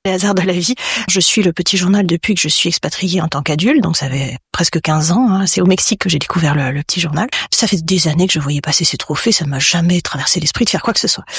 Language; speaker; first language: French; early bilingual, heritage; French